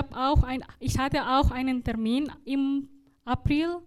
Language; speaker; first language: German; non-native, learner; Indonesian